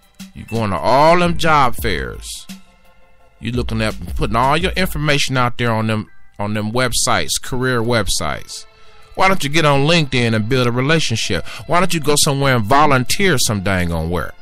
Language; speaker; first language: English; native; English